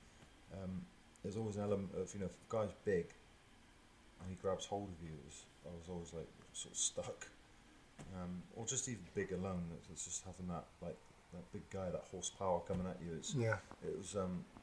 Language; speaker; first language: English; native; English